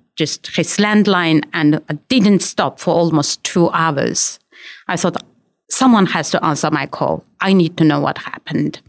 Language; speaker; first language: English; non-native, fluent; Chinese